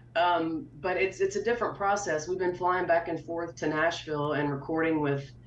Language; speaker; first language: English; native; English